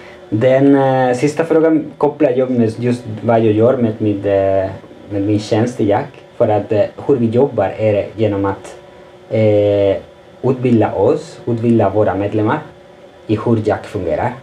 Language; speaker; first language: Swedish; non-native, fluent; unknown